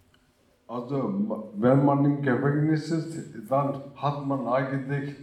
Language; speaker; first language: German; early bilingual, other home language; Turkish